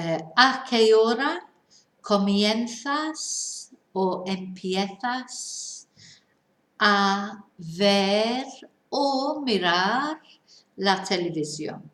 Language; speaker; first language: Spanish; non-native, fluent; English